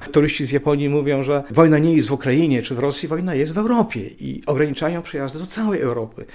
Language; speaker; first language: Polish; native; Polish